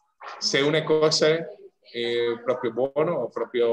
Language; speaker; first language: Italian; non-native, fluent; Spanish